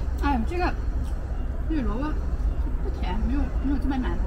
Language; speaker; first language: Chinese; native; Chinese